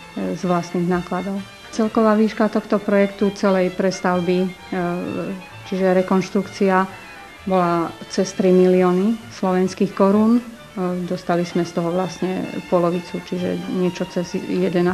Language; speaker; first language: Slovak; native; Slovak